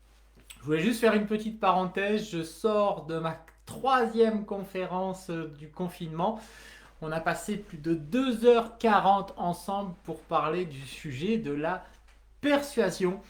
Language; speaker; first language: French; native; French